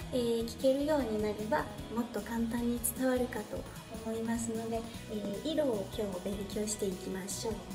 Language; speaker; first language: Japanese; non-native, fluent; French